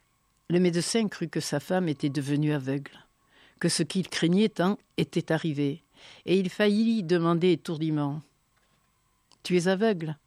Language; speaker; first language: French; native; French